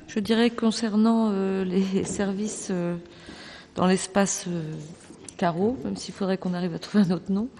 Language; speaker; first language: French; native; French